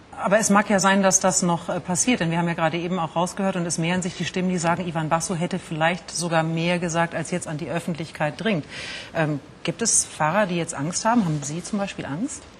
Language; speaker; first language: German; native; German